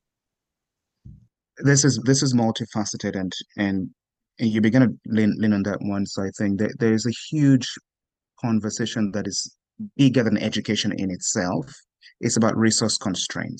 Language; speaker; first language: English; non-native, local second language; Yoruba